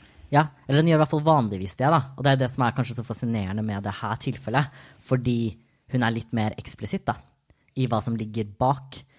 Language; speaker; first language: Norwegian; native; Norwegian